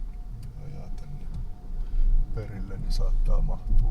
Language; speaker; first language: Finnish; native; Finnish